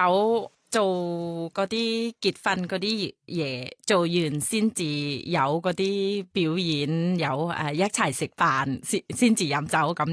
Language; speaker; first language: Cantonese; non-native, fluent; Thai